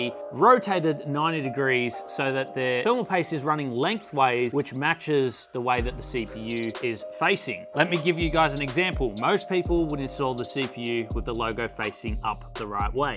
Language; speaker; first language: English; native; English